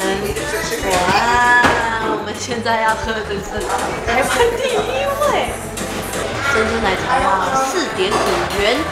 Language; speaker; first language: Chinese; native; Chinese